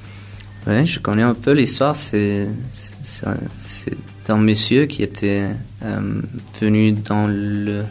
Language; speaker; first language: French; non-native, fluent; Spanish